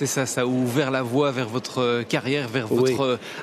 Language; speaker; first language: French; native; French